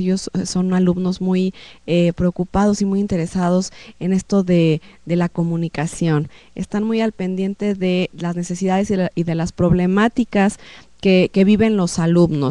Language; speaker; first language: Spanish; native; Spanish